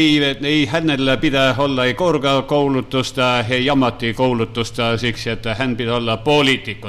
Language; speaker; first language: Finnish; non-native, learner; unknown